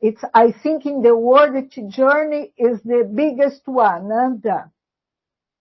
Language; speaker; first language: English; non-native, learner; Portuguese